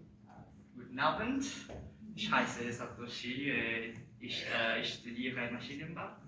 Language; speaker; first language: German; non-native, learner; Japanese